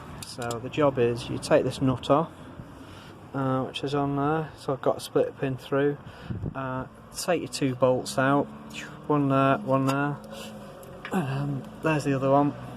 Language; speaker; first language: English; native; English